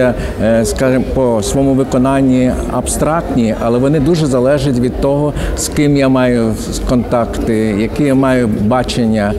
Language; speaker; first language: Ukrainian; native; Ukrainian